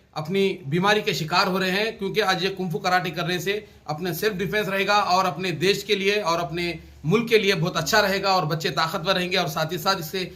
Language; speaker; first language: Hindi; non-native, local second language; Urdu